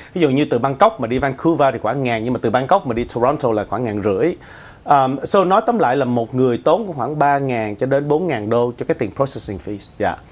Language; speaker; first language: Vietnamese; early bilingual, other home language; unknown